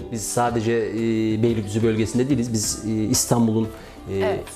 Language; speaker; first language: Turkish; native; Turkish